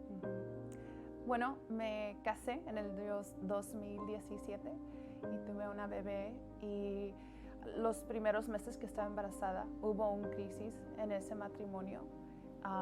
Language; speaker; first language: Spanish; early bilingual, heritage; Spanish